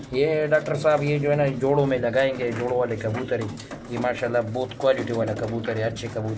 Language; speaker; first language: Hindi; non-native, local second language; Pashto